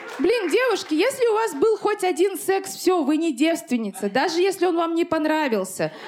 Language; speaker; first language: Russian; native; Russian